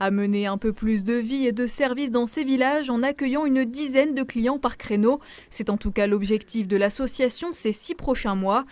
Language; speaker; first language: French; native; French